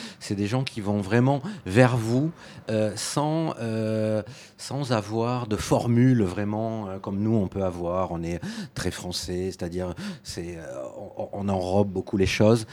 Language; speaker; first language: French; native; French